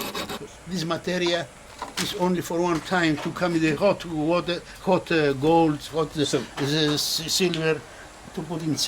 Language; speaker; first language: English; non-native, learner; Greek